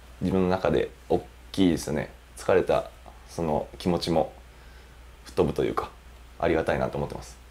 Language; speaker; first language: Japanese; native; Japanese